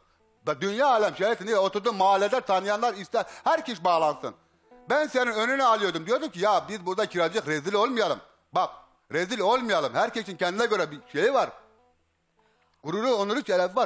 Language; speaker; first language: Turkish; native; Turkish